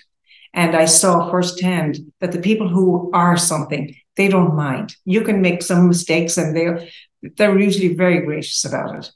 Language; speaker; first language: English; native; English